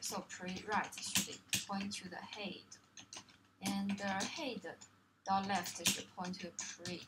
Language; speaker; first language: English; non-native, fluent; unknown